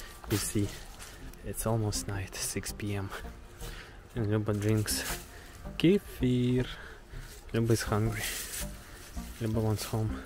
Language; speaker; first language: English; non-native, fluent; Ukrainian